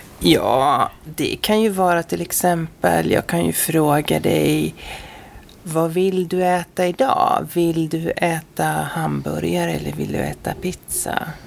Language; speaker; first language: Swedish; native; Swedish